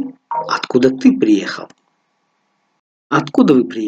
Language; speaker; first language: Russian; non-native, local second language; Tajik